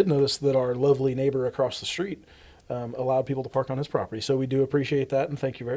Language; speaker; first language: English; native; English